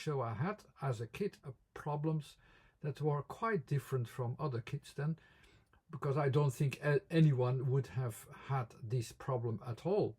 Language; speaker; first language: English; non-native, fluent; Dutch